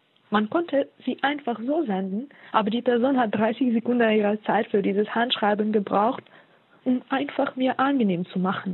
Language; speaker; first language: German; non-native, fluent; Russian